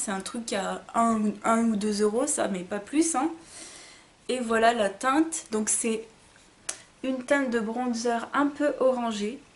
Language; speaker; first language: French; native; French